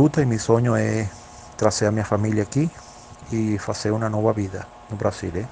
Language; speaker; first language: Portuguese; non-native, learner; Spanish